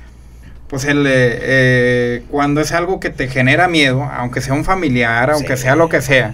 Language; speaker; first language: Spanish; native; Spanish